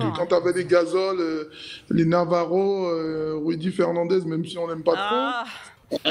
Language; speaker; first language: French; native; French